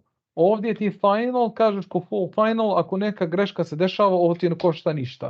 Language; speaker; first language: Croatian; early bilingual, heritage; Bosnian